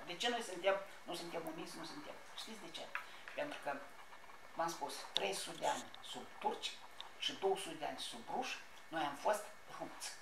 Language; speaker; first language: Romanian; native; Romanian